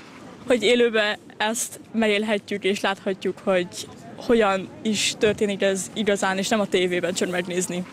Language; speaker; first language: Hungarian; non-native, local second language; German